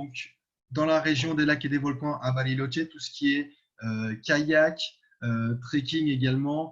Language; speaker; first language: French; native; French